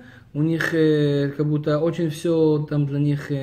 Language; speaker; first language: Russian; early bilingual, heritage; Russian